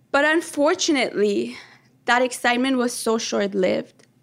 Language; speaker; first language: English; early bilingual, other home language; Persian